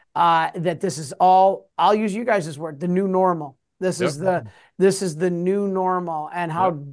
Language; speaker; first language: English; native; English